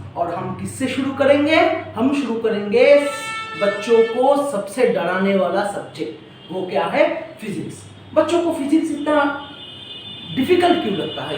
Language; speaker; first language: Hindi; non-native, local second language; Bangla